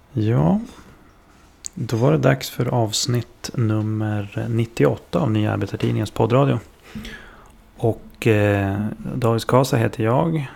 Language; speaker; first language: Swedish; native; Swedish